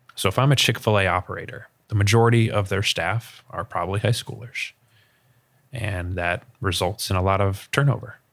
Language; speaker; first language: English; native; English